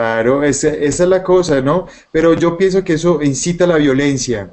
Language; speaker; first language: Spanish; native; Spanish